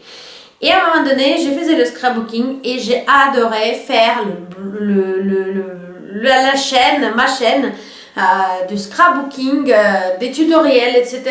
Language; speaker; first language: French; non-native, fluent; Russian